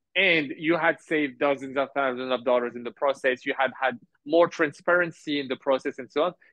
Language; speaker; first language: English; early bilingual, heritage; Arabic